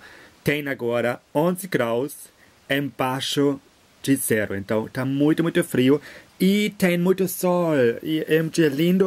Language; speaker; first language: Portuguese; non-native, fluent; German